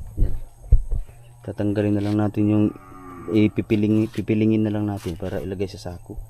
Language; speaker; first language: Filipino; non-native, local second language; Cebuano